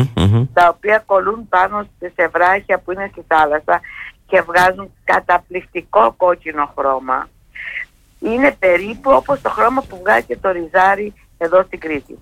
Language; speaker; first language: Greek; native; Greek